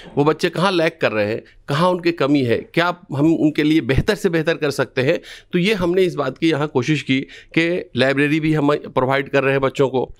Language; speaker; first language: Hindi; native; Hindi